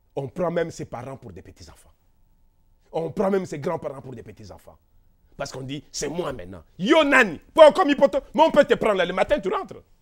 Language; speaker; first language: French; non-native, local second language; Kongo